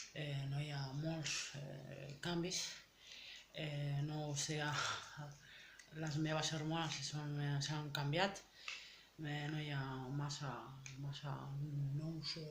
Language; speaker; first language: Catalan; non-native, learner; French